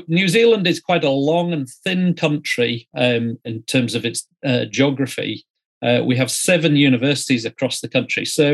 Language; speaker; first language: English; native; English